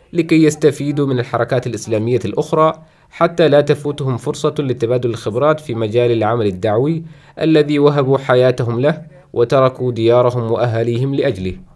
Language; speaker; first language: Arabic; non-native, local second language; Somali